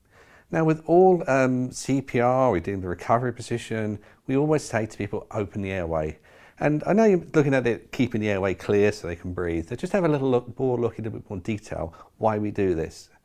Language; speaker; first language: English; native; English